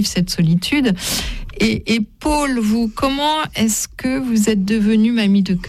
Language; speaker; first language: French; native; French